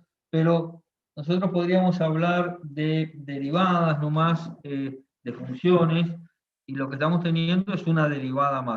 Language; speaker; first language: Spanish; native; Spanish